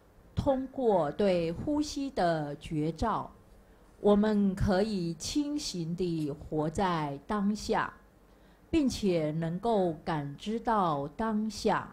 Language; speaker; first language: Chinese; native; Chinese